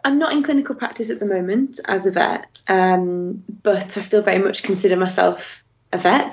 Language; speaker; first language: English; native; English